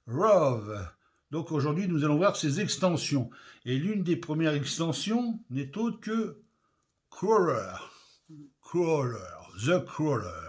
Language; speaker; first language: French; native; French